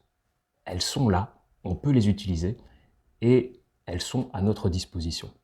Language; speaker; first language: French; native; French